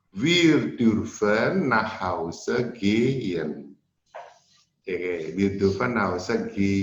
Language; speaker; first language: German; non-native, fluent; Indonesian